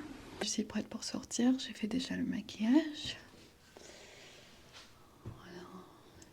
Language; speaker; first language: French; non-native, fluent; Armenian